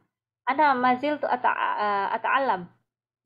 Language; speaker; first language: Arabic; non-native, fluent; Indonesian